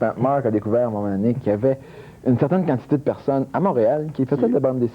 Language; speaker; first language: French; native; French